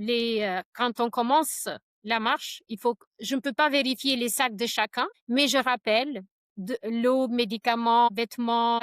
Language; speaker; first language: French; non-native, fluent; Albanian